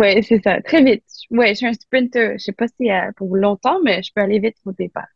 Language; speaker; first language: French; non-native, local second language; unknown